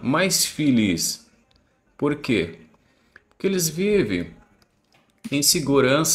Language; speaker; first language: Portuguese; non-native, fluent; Arabic